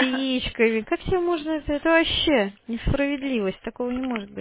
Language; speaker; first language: Russian; native; Russian